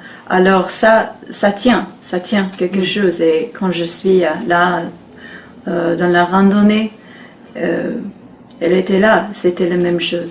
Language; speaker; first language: French; non-native, learner; English